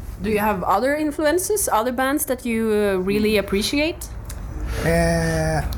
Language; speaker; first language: English; non-native, learner; Norwegian